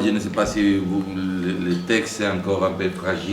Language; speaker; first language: French; non-native, fluent; Spanish